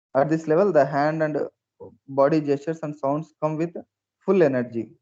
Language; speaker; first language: English; non-native, local second language; Telugu